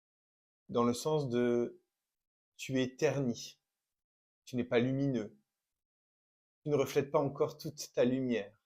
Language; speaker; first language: French; native; French